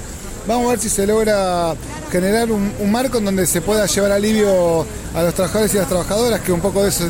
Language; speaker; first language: Spanish; native; Spanish